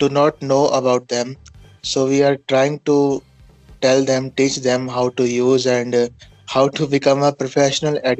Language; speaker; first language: English; non-native, local second language; Punjabi